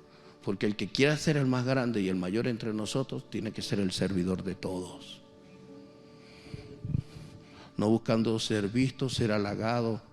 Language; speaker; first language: Spanish; native; Spanish